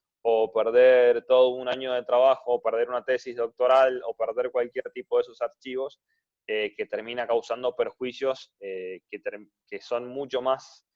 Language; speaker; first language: Spanish; native; Spanish